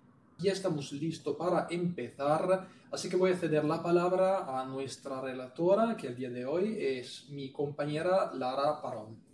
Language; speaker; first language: Spanish; non-native, fluent; Italian